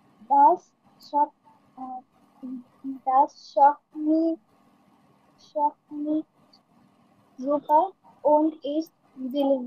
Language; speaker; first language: German; non-native, learner; Bangla